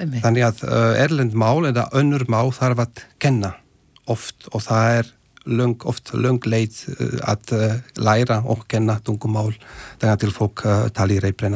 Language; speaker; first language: Icelandic; non-native, fluent; Slovak